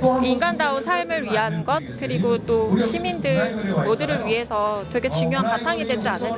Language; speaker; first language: Korean; native; Korean